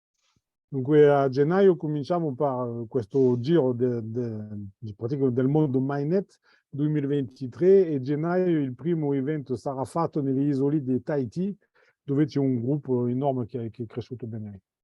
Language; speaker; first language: Italian; non-native, fluent; French